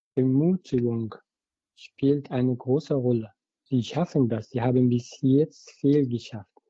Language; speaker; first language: German; non-native, fluent; Arabic